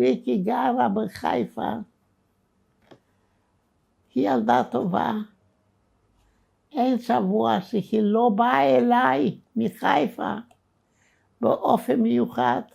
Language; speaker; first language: Hebrew; non-native, fluent; Romanian